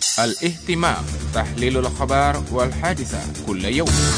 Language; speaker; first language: Arabic; non-native, fluent; Indonesian